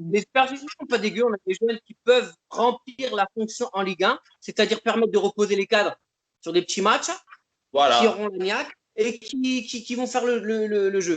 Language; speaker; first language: French; native; French